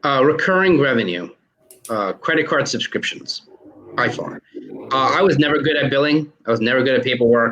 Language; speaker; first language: English; native; English